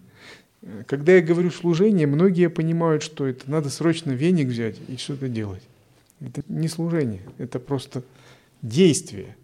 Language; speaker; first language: Russian; native; Russian